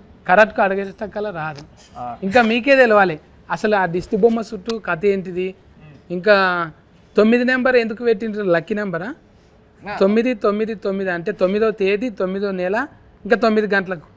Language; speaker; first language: Telugu; native; Telugu